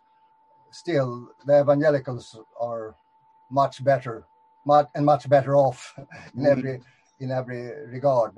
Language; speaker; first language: English; non-native, fluent; Swedish